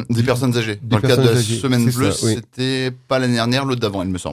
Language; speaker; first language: French; native; French